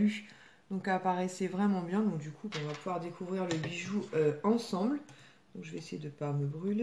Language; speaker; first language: French; native; French